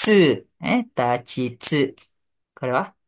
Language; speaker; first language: Japanese; non-native, fluent; Malay